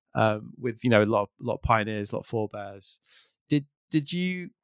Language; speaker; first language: English; native; English